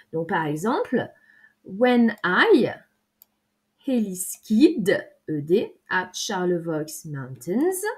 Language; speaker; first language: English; non-native, fluent; French